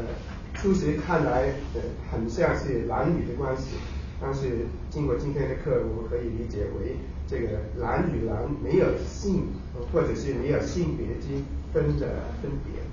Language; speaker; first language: Chinese; non-native, local second language; Cantonese